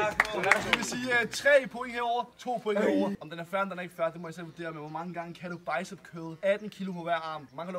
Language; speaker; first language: Danish; native; Danish